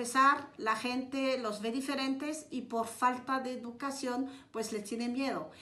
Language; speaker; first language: Spanish; non-native, fluent; French